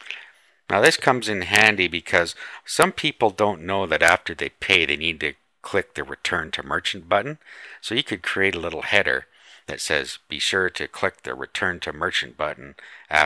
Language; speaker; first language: English; native; English